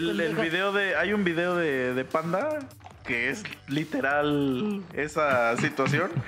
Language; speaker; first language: Spanish; native; Spanish